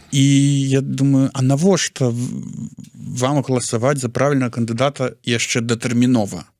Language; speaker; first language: Belarusian; native; Belarusian